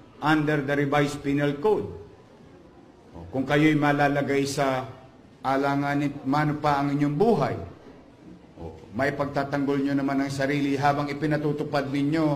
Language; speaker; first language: Filipino; native; Filipino